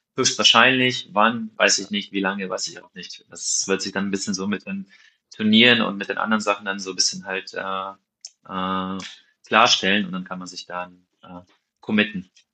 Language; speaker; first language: German; non-native, fluent; Slovenian